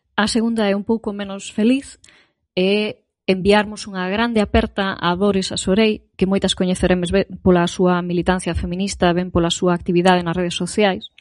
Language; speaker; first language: Galician; native; Galician